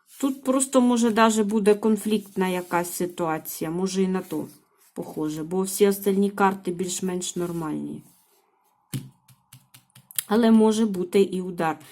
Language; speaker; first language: Ukrainian; native; Ukrainian